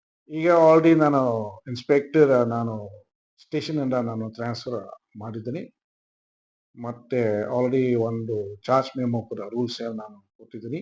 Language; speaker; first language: Kannada; non-native, fluent; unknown